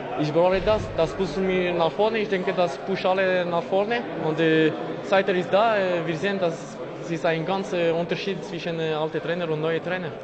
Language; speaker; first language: German; non-native, local second language; French